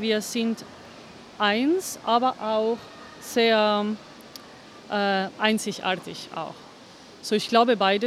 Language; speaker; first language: German; non-native, fluent; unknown